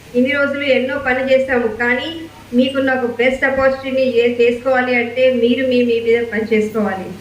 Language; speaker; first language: Telugu; native; Telugu